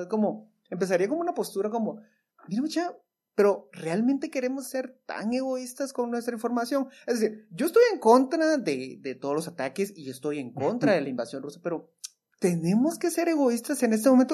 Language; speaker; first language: Spanish; native; Spanish